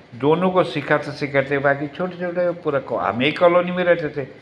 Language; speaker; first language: Hindi; non-native, local second language; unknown